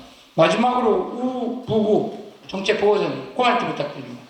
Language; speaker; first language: Korean; native; Korean